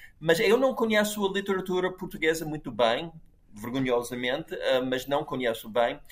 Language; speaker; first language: Portuguese; non-native, fluent; English